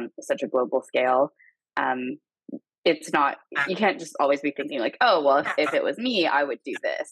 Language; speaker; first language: English; native; English